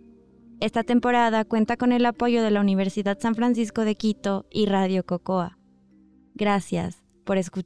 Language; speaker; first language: Spanish; native; Spanish